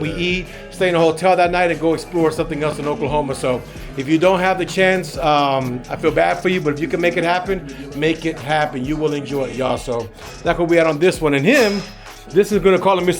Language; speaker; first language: English; native; English